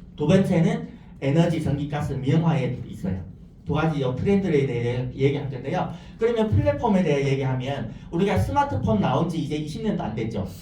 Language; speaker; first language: Korean; non-native, fluent; Chinese